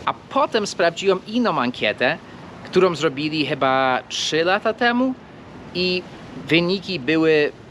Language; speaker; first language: Polish; non-native, fluent; English